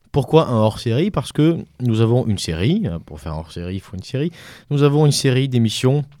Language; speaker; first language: French; native; French